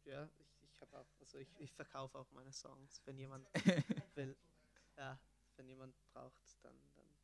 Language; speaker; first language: German; non-native, fluent; Italian